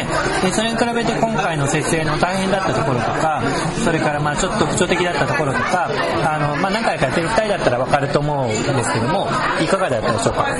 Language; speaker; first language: Japanese; native; Japanese